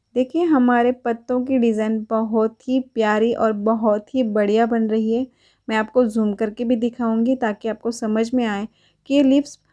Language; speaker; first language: Hindi; non-native, local second language; Marathi